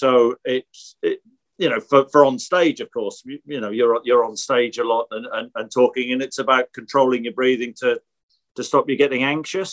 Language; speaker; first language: English; native; English